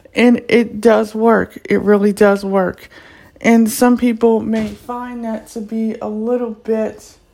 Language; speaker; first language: English; native; English